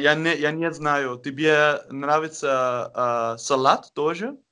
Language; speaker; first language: Russian; non-native, learner; Dutch